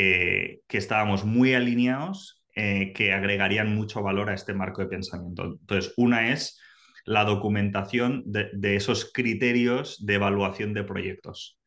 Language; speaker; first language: Spanish; native; Spanish